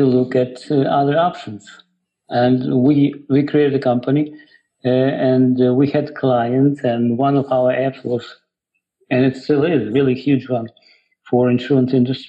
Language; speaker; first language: English; non-native, fluent; Ukrainian